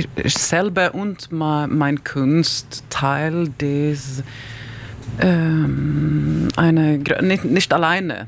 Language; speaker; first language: German; non-native, learner; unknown